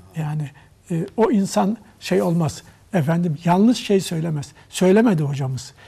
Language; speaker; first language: Turkish; native; Turkish